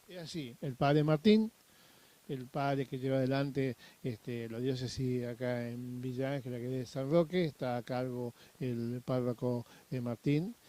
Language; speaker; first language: Spanish; native; Spanish